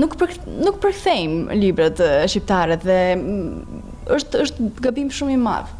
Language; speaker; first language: Albanian; non-native, fluent; Serbian